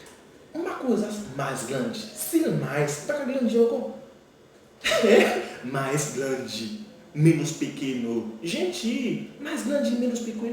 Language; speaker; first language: Portuguese; non-native, learner; Haitian Creole